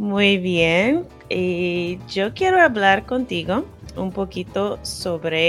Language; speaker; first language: Spanish; non-native, fluent; English